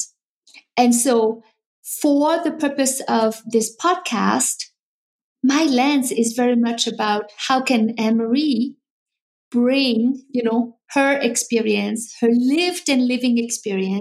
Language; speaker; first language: English; non-native, fluent; French